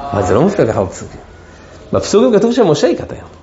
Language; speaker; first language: Hebrew; native; Hebrew